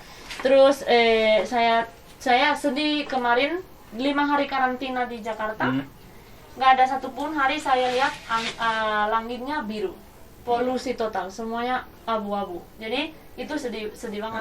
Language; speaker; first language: Indonesian; non-native, fluent; Spanish